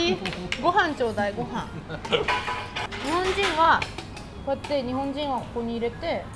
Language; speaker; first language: Japanese; native; Japanese